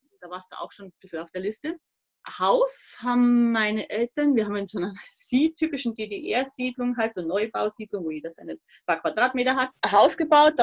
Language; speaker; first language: German; native; German